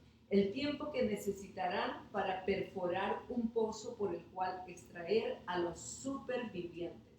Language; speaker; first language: Spanish; native; Spanish